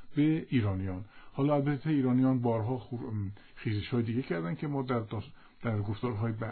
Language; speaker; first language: Persian; native; Persian